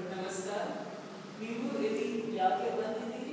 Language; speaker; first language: Kannada; non-native, learner; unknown